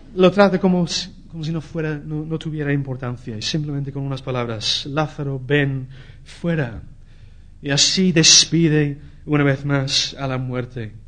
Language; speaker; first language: Spanish; non-native, fluent; English